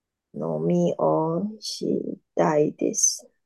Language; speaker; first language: Japanese; non-native, learner; Chinese